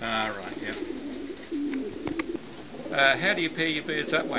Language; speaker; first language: English; native; English